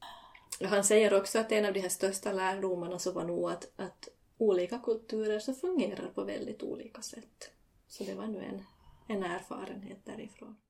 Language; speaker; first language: Swedish; native; Swedish